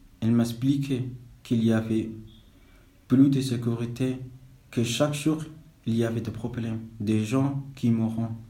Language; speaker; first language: French; non-native, fluent; Somali